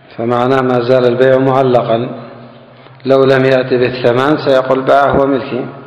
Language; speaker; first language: Arabic; native; Arabic